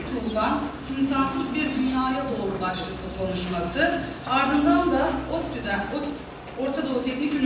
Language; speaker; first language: Turkish; native; Turkish